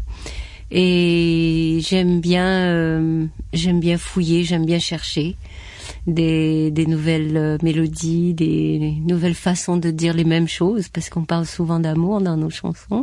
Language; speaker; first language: French; native; French